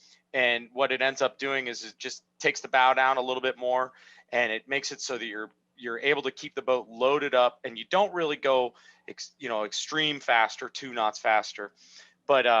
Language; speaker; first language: English; native; English